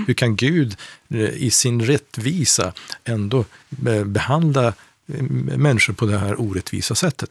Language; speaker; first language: Swedish; non-native, fluent; Persian